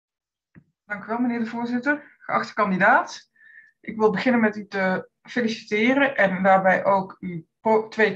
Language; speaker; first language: Dutch; native; Dutch